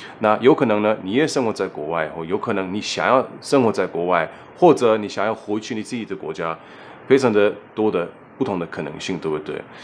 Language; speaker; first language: Chinese; non-native, fluent; German